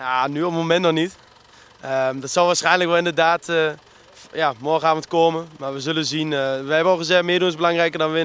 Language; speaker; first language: Dutch; native; Dutch